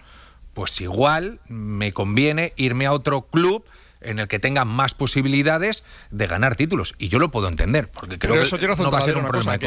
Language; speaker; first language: Spanish; native; Spanish